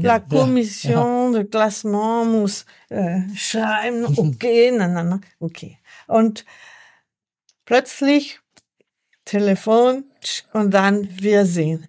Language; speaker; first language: German; non-native, learner; French